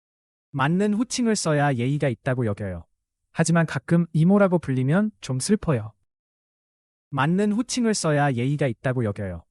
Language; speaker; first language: Korean; non-native, fluent; Chinese